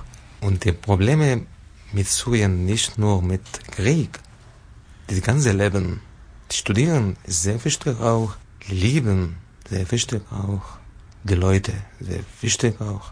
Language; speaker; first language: German; non-native, learner; Arabic